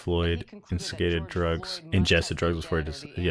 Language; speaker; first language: English; native; English